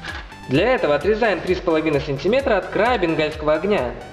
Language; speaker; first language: Russian; native; Russian